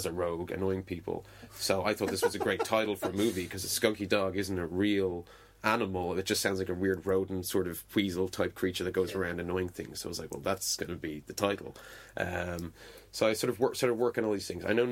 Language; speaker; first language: English; native; English